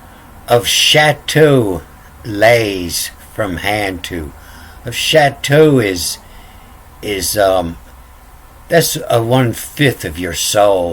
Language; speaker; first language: English; native; English